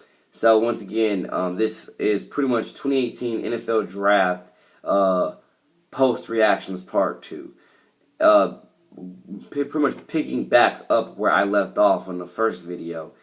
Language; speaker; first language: English; native; English